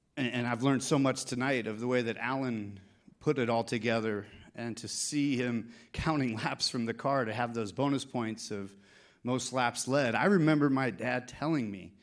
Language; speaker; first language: English; native; English